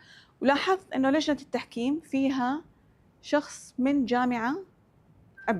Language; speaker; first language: Arabic; native; Arabic